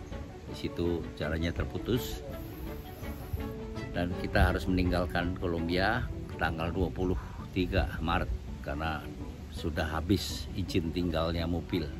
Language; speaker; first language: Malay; non-native, local second language; Javanese